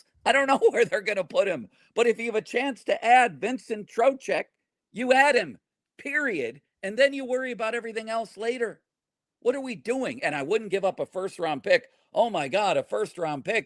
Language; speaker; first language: English; native; English